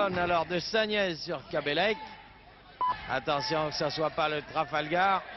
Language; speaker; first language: French; native; French